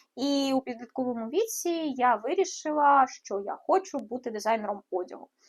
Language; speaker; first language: Ukrainian; non-native, local second language; Russian